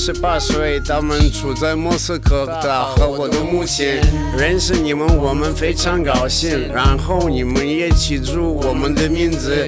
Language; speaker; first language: Chinese; non-native, learner; Russian